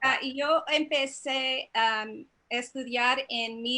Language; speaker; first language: Spanish; non-native, fluent; English